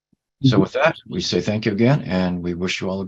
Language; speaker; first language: English; native; English